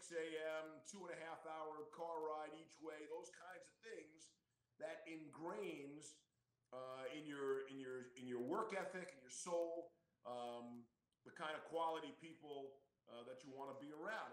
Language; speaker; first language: English; native; English